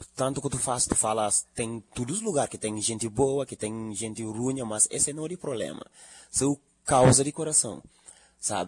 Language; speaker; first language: Portuguese; non-native, learner; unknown